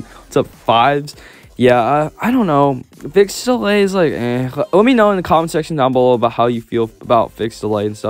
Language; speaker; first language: English; native; English